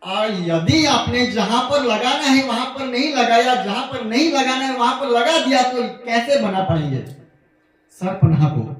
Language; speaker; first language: Hindi; non-native, local second language; Gujarati